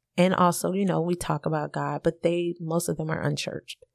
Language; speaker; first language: English; native; English